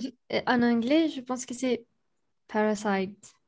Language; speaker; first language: French; non-native, learner; Spanish